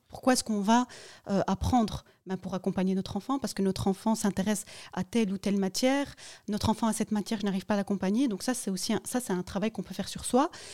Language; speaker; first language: French; early bilingual, other home language; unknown